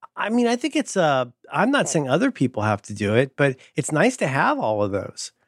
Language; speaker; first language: English; native; English